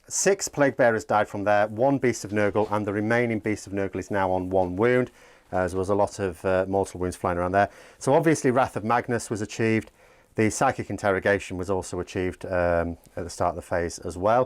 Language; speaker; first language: English; native; English